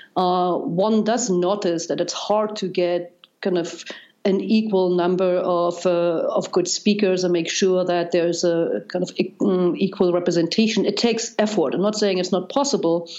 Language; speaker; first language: English; non-native, fluent; German